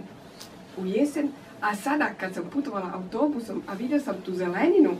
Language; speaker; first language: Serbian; non-native, learner; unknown